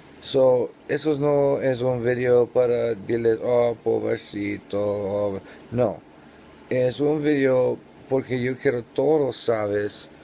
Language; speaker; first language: Spanish; non-native, learner; English